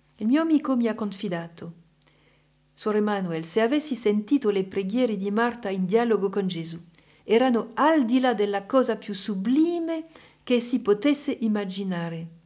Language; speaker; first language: Italian; non-native, fluent; French